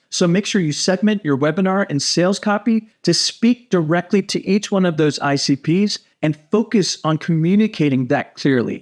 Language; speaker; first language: English; native; English